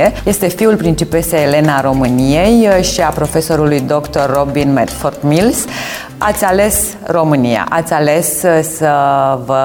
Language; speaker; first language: Romanian; native; Romanian